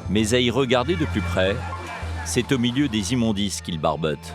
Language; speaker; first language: French; native; French